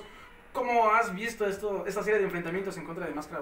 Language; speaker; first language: Spanish; native; Spanish